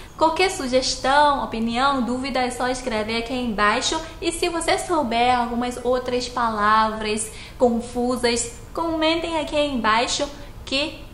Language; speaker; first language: Portuguese; non-native, fluent; Chinese